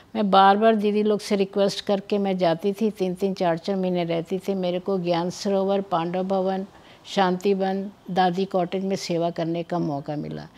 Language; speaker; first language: Hindi; native; Hindi